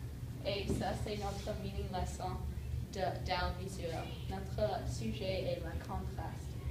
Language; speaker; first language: French; non-native, learner; English